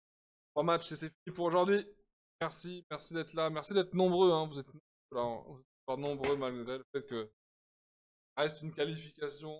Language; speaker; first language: French; native; French